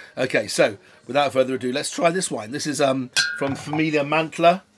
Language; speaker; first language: English; native; English